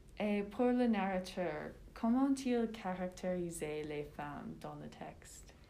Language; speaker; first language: French; non-native, learner; English